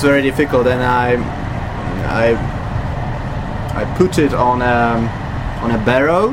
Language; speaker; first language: English; non-native, fluent; Czech